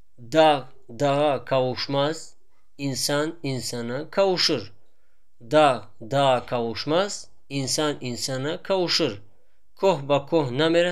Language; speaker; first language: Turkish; non-native, fluent; Tajik